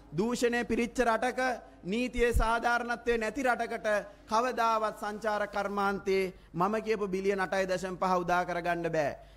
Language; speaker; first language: Sinhala; native; Sinhala